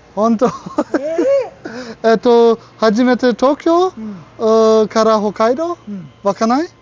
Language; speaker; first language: Japanese; non-native, learner; German